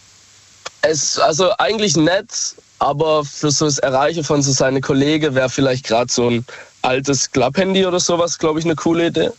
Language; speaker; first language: German; native; German